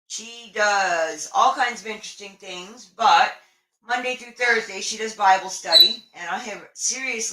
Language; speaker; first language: English; native; English